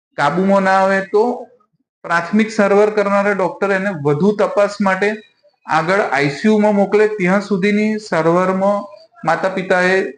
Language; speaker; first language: Gujarati; native; Gujarati